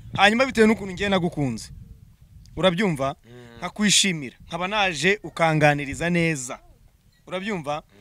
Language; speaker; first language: Kinyarwanda; native; Kinyarwanda